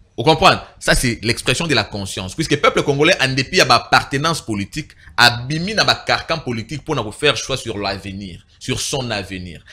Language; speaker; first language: French; non-native, local second language; Lingala